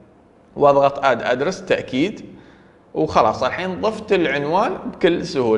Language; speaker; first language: Arabic; native; Arabic